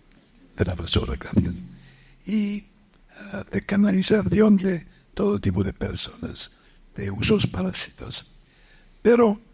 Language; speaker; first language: Spanish; non-native, fluent; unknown